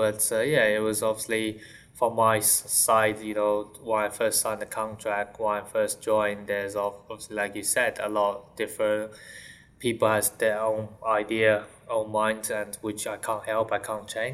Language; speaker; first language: English; non-native, fluent; Chinese